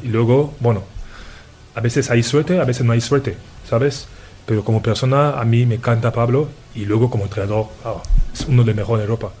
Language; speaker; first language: Spanish; non-native, fluent; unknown